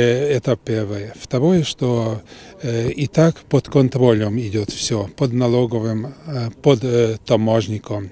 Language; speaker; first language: Ukrainian; non-native, local second language; Hungarian